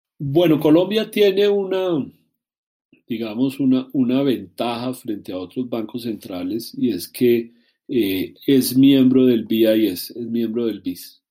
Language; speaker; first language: Spanish; native; Spanish